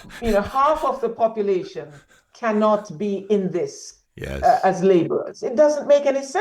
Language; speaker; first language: English; native; English